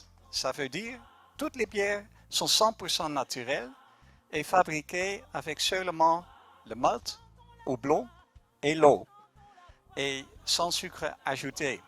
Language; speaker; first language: French; non-native, fluent; German